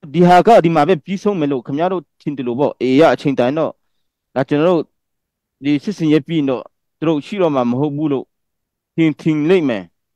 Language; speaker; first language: Burmese; non-native, local second language; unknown